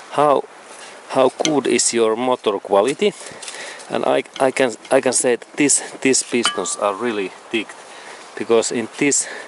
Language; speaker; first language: English; non-native, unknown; Finnish